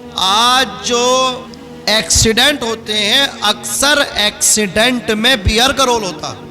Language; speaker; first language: Urdu; native; Urdu